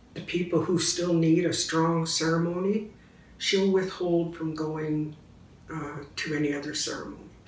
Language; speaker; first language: English; native; English